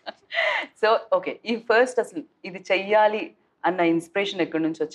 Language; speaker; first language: Telugu; native; Telugu